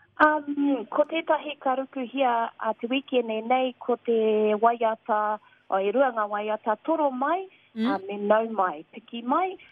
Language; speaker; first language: Māori; native; Māori